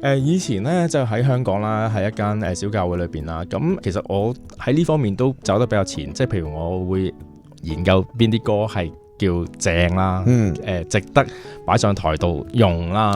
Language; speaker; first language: Cantonese; native; Cantonese